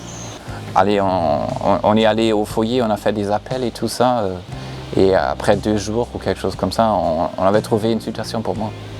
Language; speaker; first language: French; non-native, fluent; German